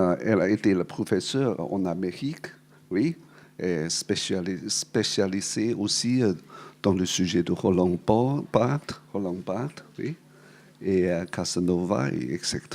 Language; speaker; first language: French; non-native, fluent; Cantonese